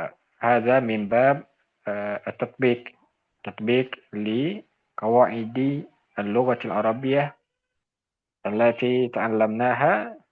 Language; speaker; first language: Arabic; non-native, fluent; Indonesian